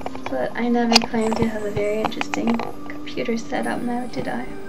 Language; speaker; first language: English; early bilingual, other home language; German